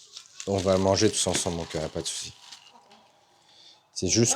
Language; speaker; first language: French; native; French